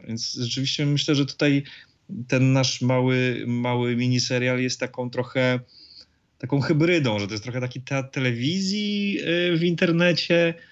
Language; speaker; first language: Polish; native; Polish